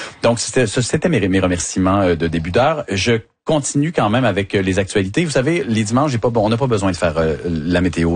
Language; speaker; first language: French; native; French